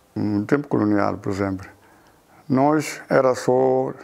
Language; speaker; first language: Portuguese; non-native, local second language; Tsonga